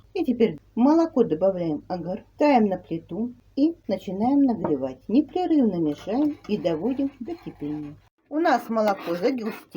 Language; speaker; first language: Russian; native; Russian